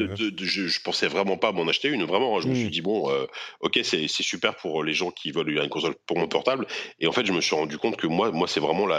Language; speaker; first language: French; native; French